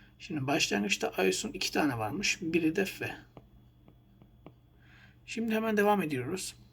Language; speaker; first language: Turkish; native; Turkish